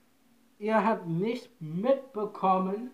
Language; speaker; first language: German; non-native, learner; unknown